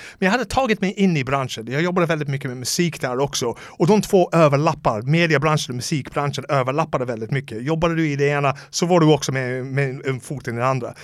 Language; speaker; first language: Swedish; non-native, fluent; English